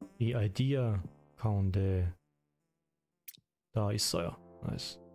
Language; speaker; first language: Korean; non-native, learner; German